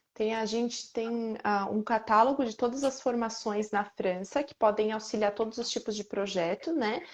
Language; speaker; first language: Portuguese; native; Portuguese